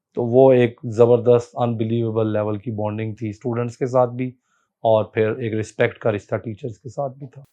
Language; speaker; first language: Urdu; native; Urdu